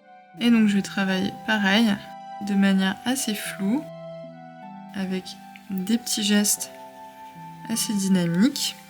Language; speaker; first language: French; native; French